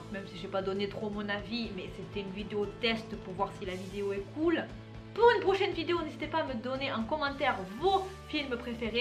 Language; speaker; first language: French; native; French